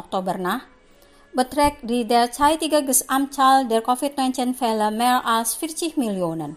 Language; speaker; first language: German; non-native, fluent; Indonesian